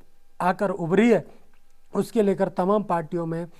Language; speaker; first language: Hindi; native; Hindi